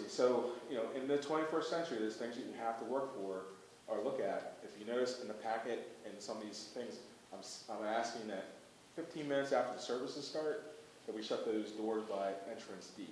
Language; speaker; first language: English; native; English